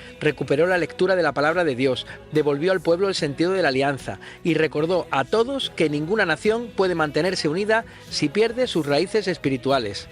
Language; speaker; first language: Spanish; native; Spanish